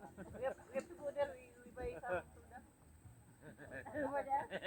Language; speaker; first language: English; non-native, learner; Filipino